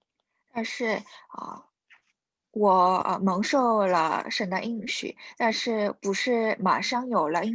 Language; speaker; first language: Chinese; non-native, fluent; Korean